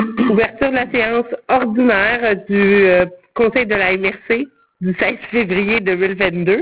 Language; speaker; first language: French; native; French